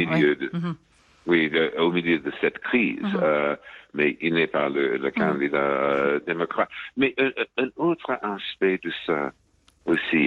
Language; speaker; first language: French; non-native, fluent; English